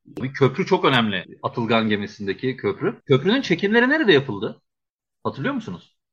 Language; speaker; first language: Turkish; native; Turkish